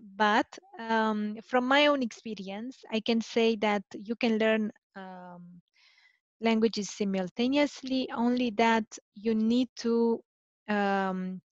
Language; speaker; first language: English; non-native, fluent; Romanian